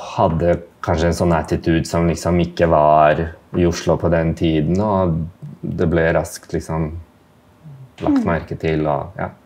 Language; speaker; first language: Norwegian; early bilingual, other home language; Bosnian